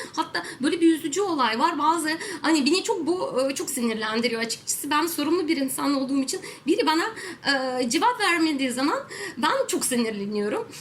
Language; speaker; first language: Turkish; non-native, fluent; Russian